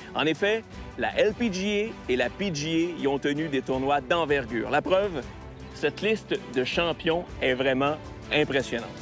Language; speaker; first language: French; native; French